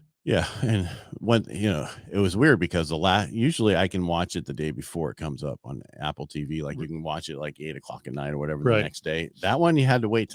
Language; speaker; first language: English; native; English